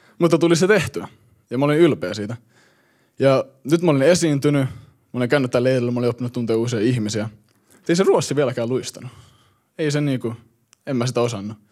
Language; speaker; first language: Finnish; early bilingual, heritage; Finnish